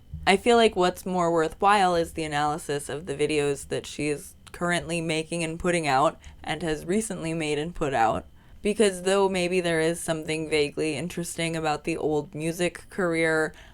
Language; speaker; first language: English; native; English